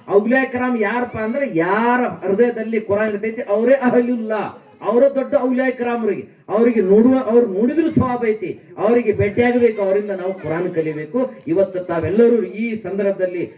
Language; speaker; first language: Kannada; non-native, local second language; Urdu